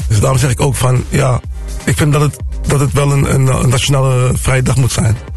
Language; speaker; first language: Dutch; native; Dutch